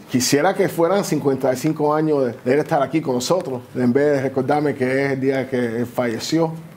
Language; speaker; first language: Spanish; early bilingual, heritage; Spanish